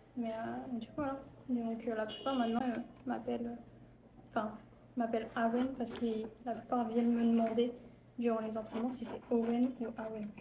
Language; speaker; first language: French; native; French